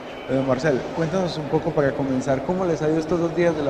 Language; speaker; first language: Spanish; native; Spanish